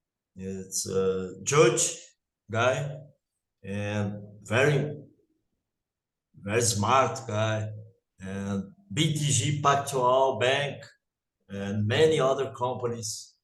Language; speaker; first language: English; non-native, learner; Portuguese